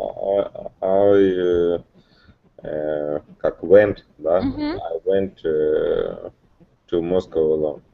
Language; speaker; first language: English; non-native, learner; Russian